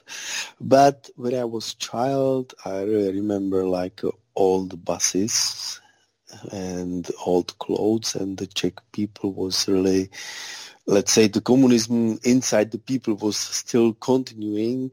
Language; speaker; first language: English; non-native, fluent; Czech